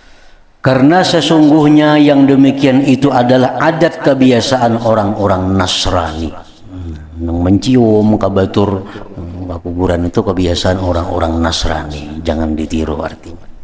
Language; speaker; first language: Indonesian; non-native, local second language; Banjar